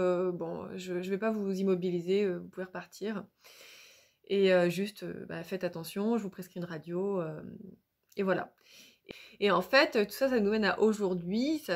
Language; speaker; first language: French; native; French